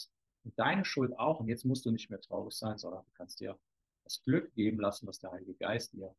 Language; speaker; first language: German; native; German